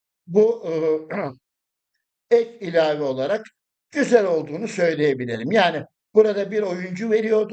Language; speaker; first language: Turkish; native; Turkish